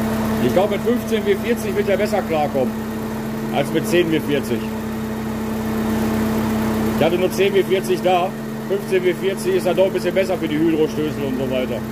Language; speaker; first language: German; native; German